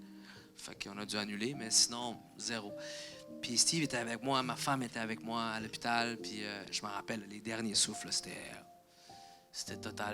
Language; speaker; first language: French; native; French